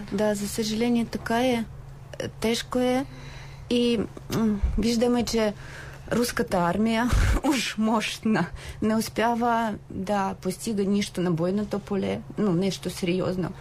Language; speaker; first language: Bulgarian; non-native, fluent; Ukrainian